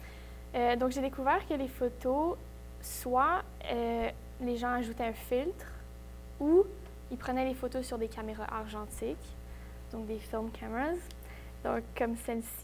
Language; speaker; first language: French; native; French